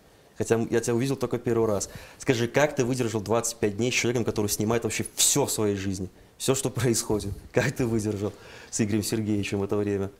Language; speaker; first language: Russian; native; Russian